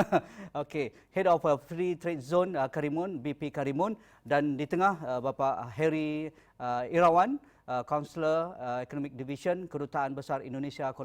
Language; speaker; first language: Malay; native; Malay